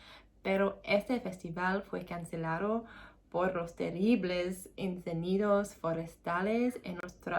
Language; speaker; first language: Spanish; non-native, learner; English